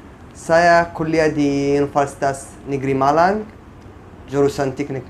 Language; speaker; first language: Indonesian; non-native, fluent; Arabic